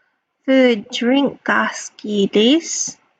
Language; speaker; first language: Japanese; non-native, fluent; English